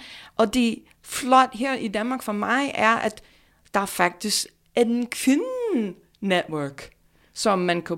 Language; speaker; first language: Danish; non-native, fluent; English